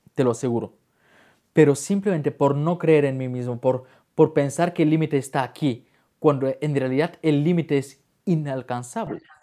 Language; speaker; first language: Spanish; non-native, fluent; Bulgarian